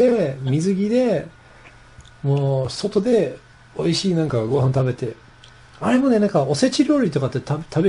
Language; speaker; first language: Japanese; non-native, fluent; English